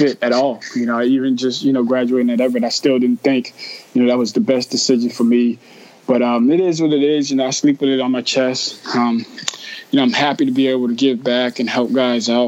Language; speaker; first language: English; native; English